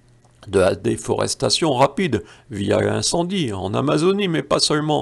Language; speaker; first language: French; native; French